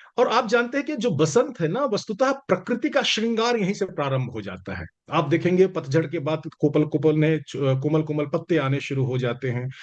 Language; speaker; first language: Hindi; native; Hindi